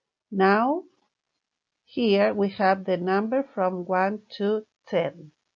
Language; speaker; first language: English; non-native, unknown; Spanish